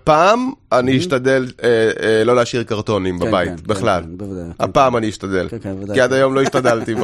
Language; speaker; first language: Hebrew; native; Hebrew